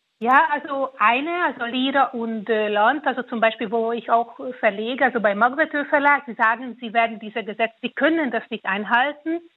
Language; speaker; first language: German; non-native, fluent; Hungarian